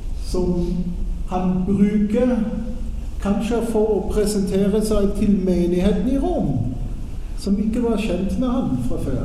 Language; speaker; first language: Norwegian; non-native, fluent; German